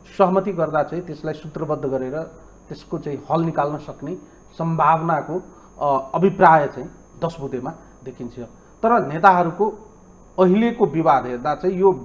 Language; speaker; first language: Nepali; native; Nepali